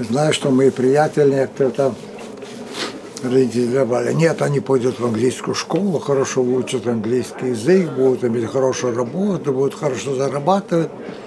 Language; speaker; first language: Russian; early bilingual, heritage; Russian